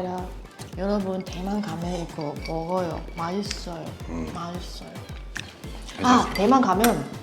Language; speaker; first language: Korean; non-native, learner; Chinese